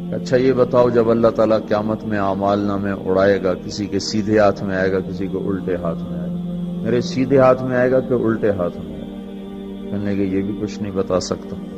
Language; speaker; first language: Urdu; non-native, local second language; Punjabi